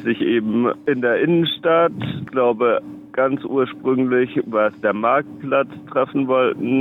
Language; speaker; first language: German; native; German